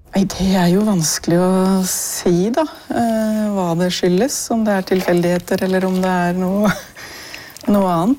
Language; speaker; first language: Norwegian; native; Norwegian